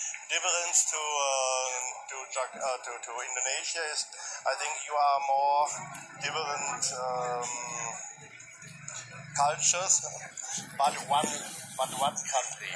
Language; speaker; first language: English; non-native, learner; German